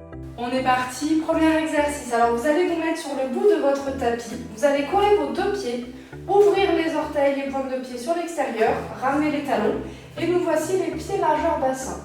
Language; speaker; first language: French; native; French